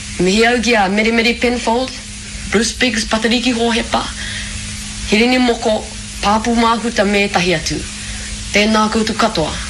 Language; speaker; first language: Māori; non-native, local second language; English